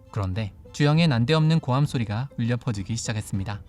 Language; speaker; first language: Korean; native; Korean